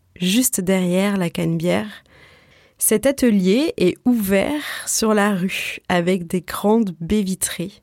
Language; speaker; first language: French; native; French